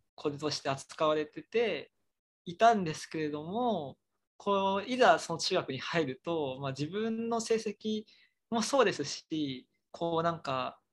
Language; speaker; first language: Japanese; native; Japanese